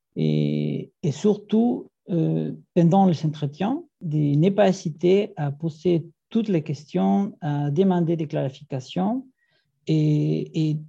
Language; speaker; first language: French; non-native, fluent; Spanish